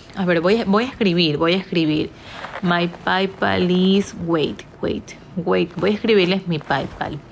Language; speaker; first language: Spanish; native; Spanish